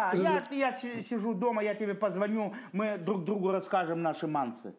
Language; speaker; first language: Russian; native; Russian